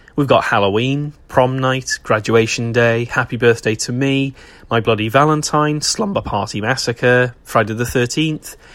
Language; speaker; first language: English; native; English